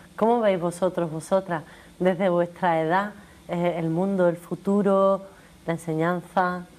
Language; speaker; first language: Spanish; native; Spanish